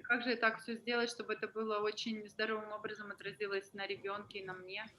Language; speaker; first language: Russian; native; Russian